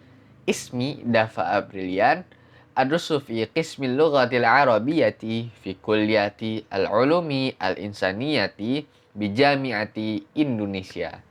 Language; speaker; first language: Arabic; non-native, fluent; Indonesian